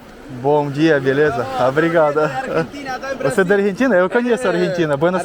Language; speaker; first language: Portuguese; non-native, learner; Russian